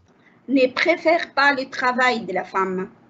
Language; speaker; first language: French; non-native, learner; Arabic